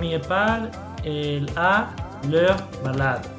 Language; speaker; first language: French; non-native, fluent; Spanish